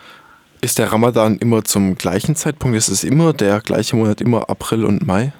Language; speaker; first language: German; native; German